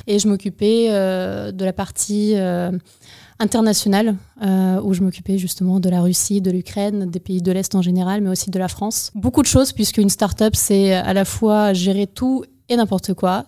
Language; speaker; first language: French; non-native, fluent; Ukrainian